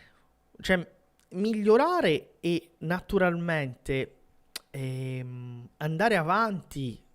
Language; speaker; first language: Italian; non-native, fluent; Portuguese